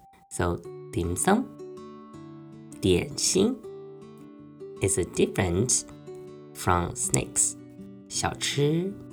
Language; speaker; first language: English; non-native, fluent; Chinese